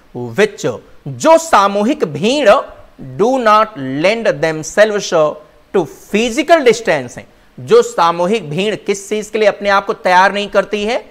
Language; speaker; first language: Hindi; native; Hindi